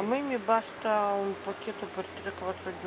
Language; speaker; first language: Italian; non-native, learner; Bulgarian